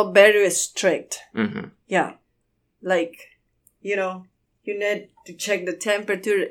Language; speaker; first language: English; non-native, learner; Spanish